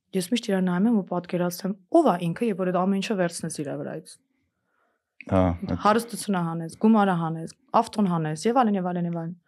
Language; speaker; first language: Armenian; early bilingual, heritage; Armenian